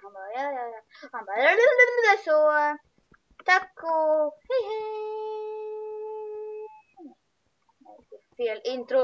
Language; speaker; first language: Swedish; early bilingual, other home language; Bulgarian